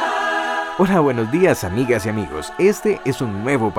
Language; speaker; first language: Spanish; native; Spanish